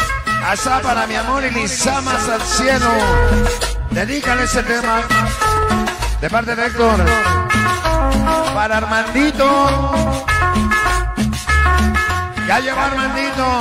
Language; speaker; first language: Spanish; native; Spanish